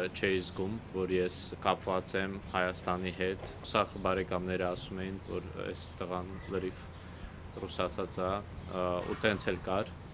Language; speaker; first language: Armenian; early bilingual, heritage; Russian